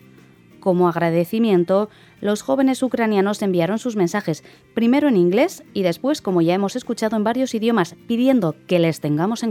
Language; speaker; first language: Spanish; native; Spanish